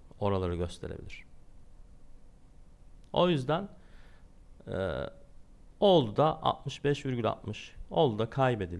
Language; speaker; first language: Turkish; native; Turkish